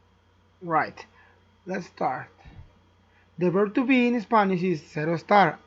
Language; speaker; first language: English; non-native, learner; Spanish